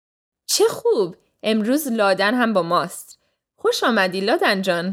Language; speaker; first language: Persian; early bilingual, heritage; Persian